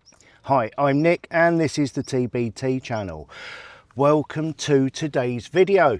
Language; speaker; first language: English; native; English